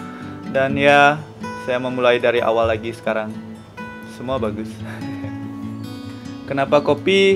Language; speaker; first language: Indonesian; non-native, local second language; Balinese